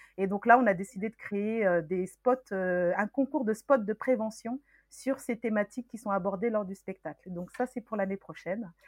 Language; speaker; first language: French; early bilingual, other home language; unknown